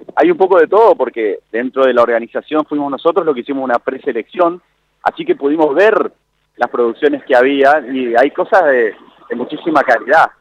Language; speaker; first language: Spanish; native; Spanish